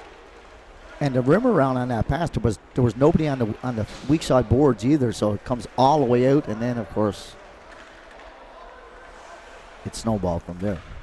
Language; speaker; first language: English; native; English